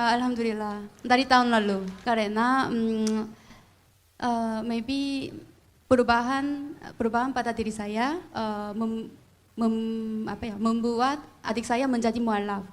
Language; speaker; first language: Indonesian; non-native, fluent; Korean